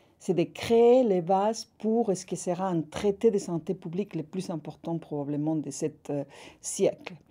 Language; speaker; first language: French; non-native, fluent; Spanish